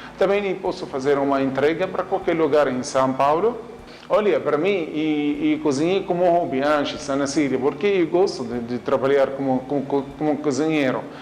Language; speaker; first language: Portuguese; non-native, learner; Arabic